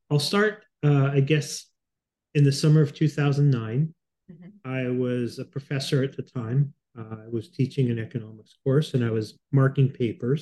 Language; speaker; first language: English; native; English